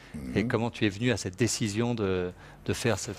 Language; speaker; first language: French; native; French